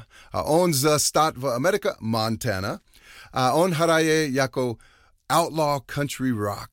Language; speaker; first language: Czech; non-native, learner; English